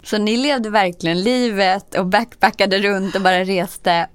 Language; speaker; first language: Swedish; native; Swedish